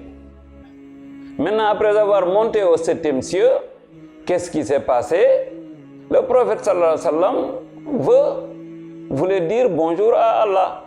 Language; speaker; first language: French; non-native, local second language; Wolof